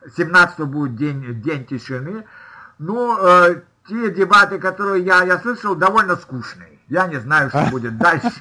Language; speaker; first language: Russian; native; Russian